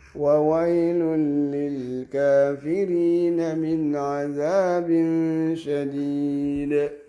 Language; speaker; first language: Arabic; non-native, learner; Indonesian